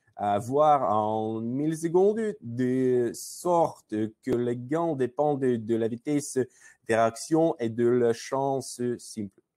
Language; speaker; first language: French; non-native, learner; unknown